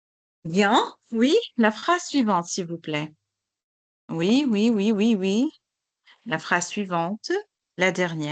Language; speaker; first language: French; non-native, local second language; Arabic